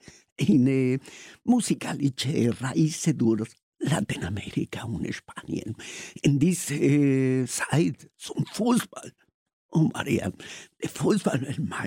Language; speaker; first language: German; non-native, learner; Spanish